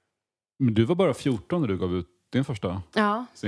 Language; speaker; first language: Swedish; native; Swedish